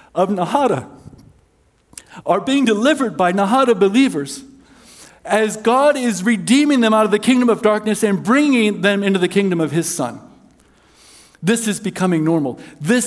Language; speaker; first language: English; native; English